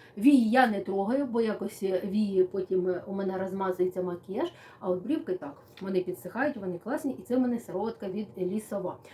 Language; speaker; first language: Ukrainian; native; Ukrainian